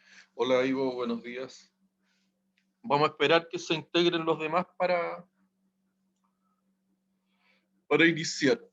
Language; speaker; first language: Spanish; native; Spanish